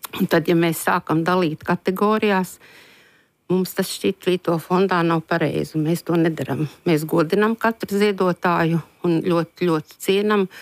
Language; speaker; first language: Latvian; native; Latvian